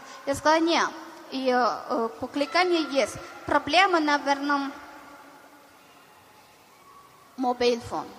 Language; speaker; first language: Ukrainian; non-native, learner; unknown